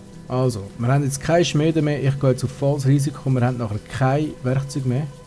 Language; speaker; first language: German; native; German